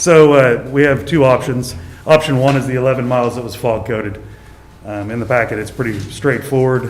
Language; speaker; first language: English; native; English